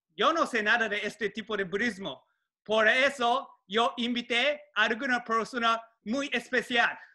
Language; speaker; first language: Spanish; non-native, learner; Japanese